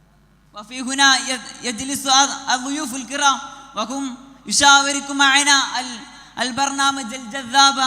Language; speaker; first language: Arabic; non-native, learner; Malayalam